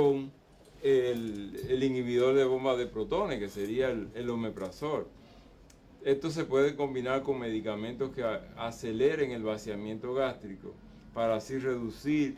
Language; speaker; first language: Spanish; native; Spanish